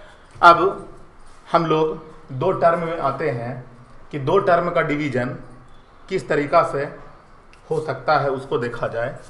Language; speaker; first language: Hindi; native; Hindi